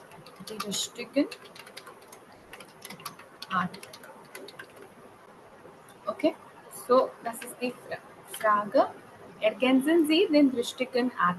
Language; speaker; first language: German; non-native, fluent; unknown